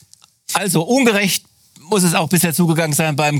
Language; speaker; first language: German; native; German